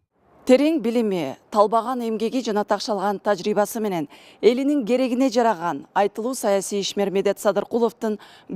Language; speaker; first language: Kyrgyz; native; Kyrgyz